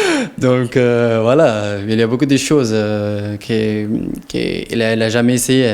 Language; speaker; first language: French; non-native, learner; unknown